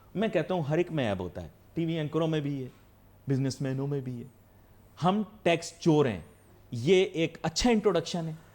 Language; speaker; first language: Urdu; native; Urdu